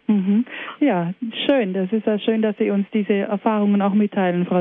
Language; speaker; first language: German; native; German